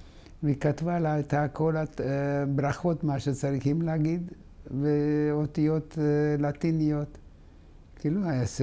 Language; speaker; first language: Hebrew; non-native, fluent; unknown